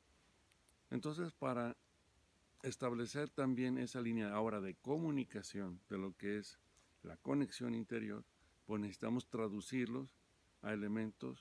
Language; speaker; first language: Spanish; native; Spanish